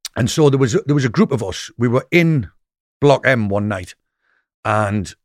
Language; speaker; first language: English; native; English